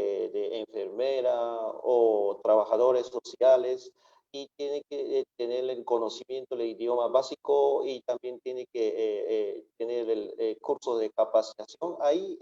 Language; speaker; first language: Spanish; non-native, fluent; Japanese